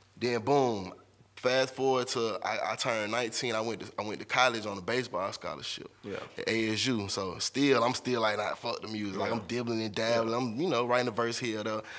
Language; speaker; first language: English; native; English